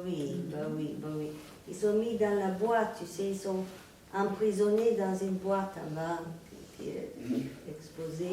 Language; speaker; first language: French; non-native, fluent; Serbian